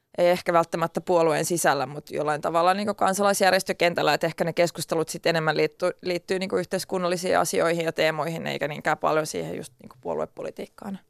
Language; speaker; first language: Finnish; non-native, local second language; Swedish